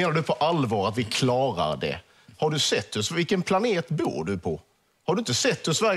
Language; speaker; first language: Swedish; native; Swedish